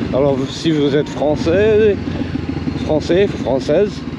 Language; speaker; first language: French; non-native, fluent; English